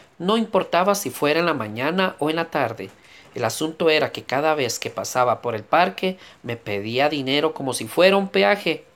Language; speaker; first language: Spanish; native; Spanish